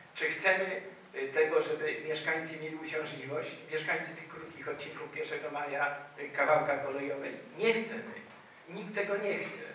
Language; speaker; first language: Polish; native; Polish